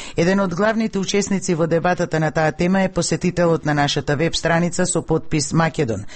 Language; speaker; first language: Macedonian; native; Macedonian